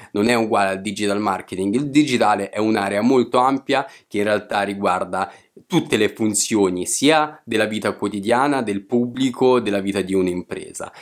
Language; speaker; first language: Italian; native; Italian